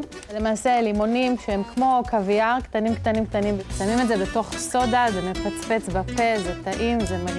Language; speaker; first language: Hebrew; native; Hebrew